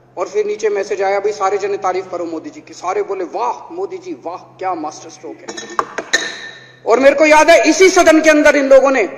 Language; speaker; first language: Hindi; native; Hindi